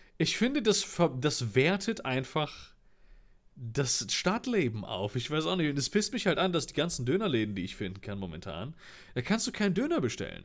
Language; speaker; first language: German; native; German